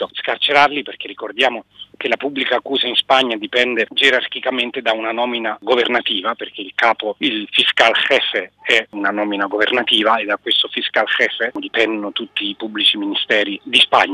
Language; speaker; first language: Italian; native; Italian